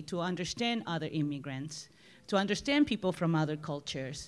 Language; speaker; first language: English; non-native, fluent; Spanish